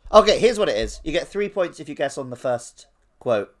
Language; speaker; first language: English; native; English